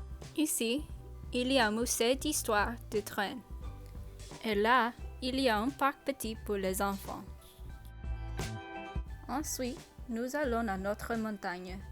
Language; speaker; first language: French; non-native, learner; English